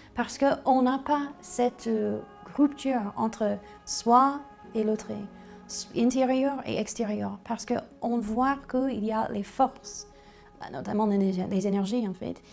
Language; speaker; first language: French; non-native, fluent; English